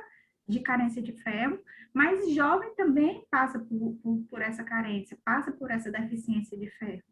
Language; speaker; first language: Portuguese; native; Portuguese